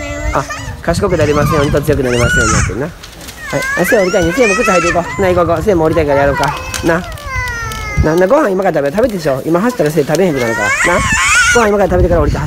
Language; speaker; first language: Japanese; native; Japanese